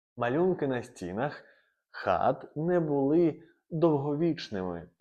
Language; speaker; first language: Ukrainian; native; Ukrainian